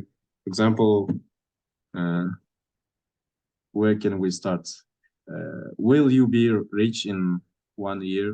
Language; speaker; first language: English; non-native, fluent; Russian